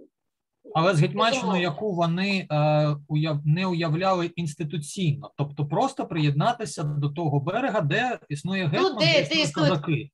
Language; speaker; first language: Ukrainian; native; Ukrainian